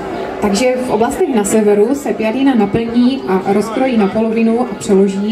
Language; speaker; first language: Czech; native; Czech